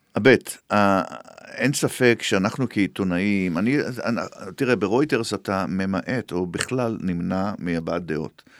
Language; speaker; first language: Hebrew; native; Hebrew